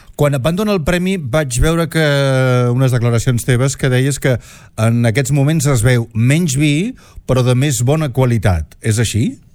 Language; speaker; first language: Catalan; native; Catalan